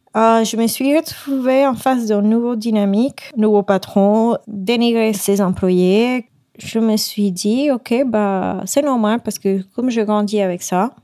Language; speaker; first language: French; non-native, fluent; Spanish